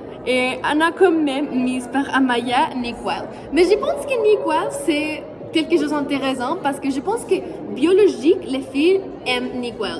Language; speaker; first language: French; non-native, fluent; Spanish